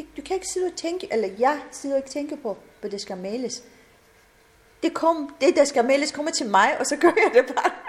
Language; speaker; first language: Danish; non-native, fluent; Persian